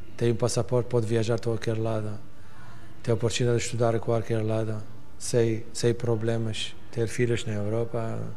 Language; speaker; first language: Portuguese; non-native, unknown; Arabic